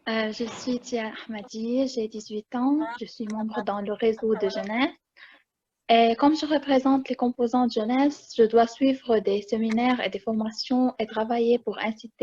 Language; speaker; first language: French; non-native, learner; Arabic